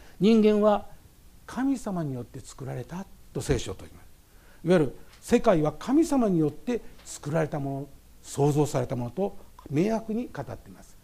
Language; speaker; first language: Japanese; native; Japanese